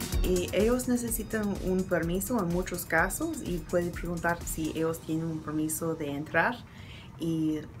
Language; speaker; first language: Spanish; non-native, learner; English